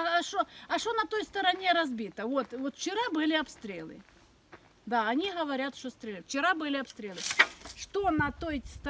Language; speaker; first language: Russian; native; Russian